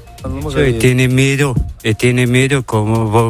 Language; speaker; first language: Spanish; non-native, learner; Arabic